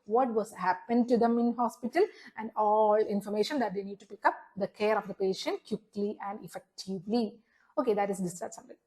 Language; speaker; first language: English; non-native, local second language; Malayalam